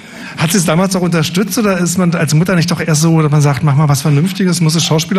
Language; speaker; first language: German; native; German